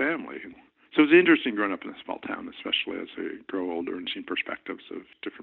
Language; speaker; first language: English; native; English